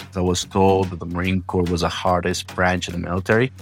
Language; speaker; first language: English; early bilingual, other home language; Spanish